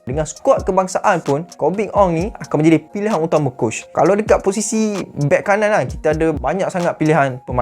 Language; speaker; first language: Malay; native; Malay